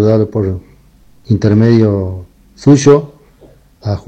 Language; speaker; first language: Spanish; native; Spanish